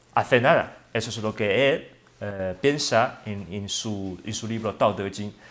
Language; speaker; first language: Spanish; non-native, learner; Wu Chinese